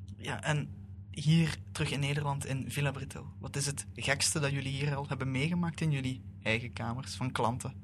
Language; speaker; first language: Dutch; native; Dutch